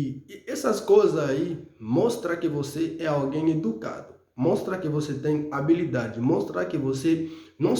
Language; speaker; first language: Portuguese; non-native, fluent; Haitian Creole